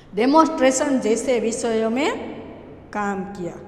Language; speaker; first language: Hindi; non-native, local second language; Gujarati